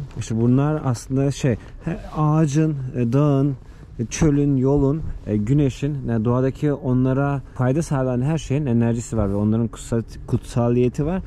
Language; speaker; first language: Turkish; native; Turkish